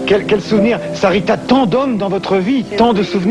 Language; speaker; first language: French; native; French